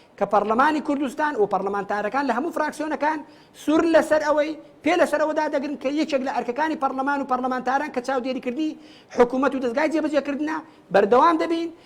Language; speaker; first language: Central Kurdish; native; Central Kurdish